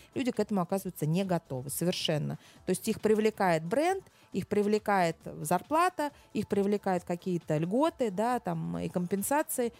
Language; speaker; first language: Russian; native; Russian